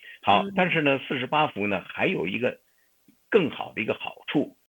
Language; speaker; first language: Chinese; native; Chinese